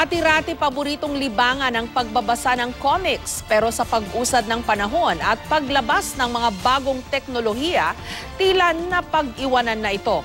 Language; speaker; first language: Filipino; non-native, local second language; Iloko